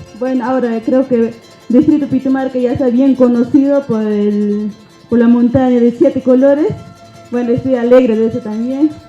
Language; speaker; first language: Spanish; non-native, local second language; Quechua